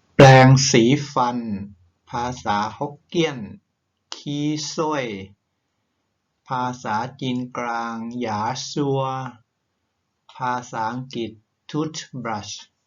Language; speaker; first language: Thai; native; Thai